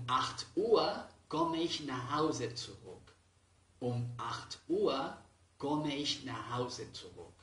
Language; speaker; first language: German; non-native, fluent; Spanish